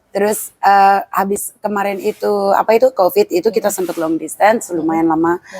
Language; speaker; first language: Indonesian; native; Indonesian